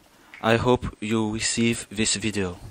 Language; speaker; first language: English; non-native, learner; French